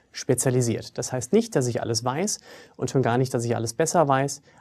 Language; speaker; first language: German; early bilingual, other home language; English